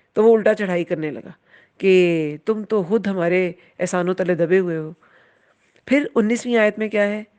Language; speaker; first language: Urdu; native; Urdu